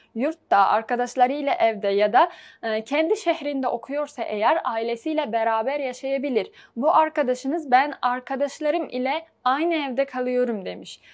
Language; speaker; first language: Turkish; non-native, fluent; Uzbek